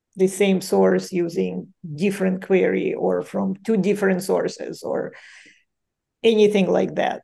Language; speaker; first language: English; non-native, fluent; Ukrainian